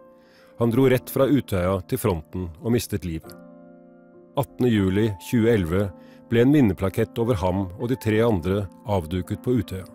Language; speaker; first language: Norwegian; native; Norwegian